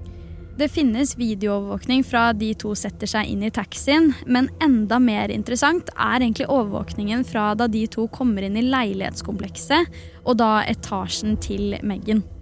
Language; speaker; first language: Norwegian; native; Norwegian